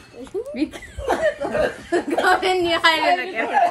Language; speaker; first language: Japanese; early bilingual, heritage; English